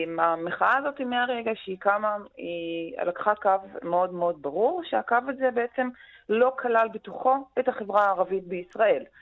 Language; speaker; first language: Hebrew; non-native, local second language; Arabic